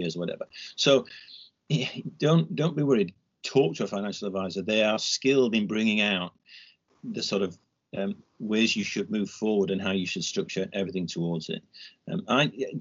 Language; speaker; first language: English; native; English